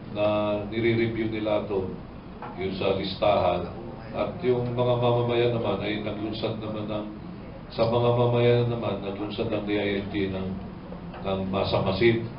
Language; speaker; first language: Filipino; native; Filipino